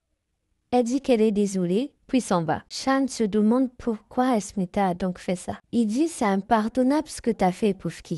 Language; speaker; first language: French; native; French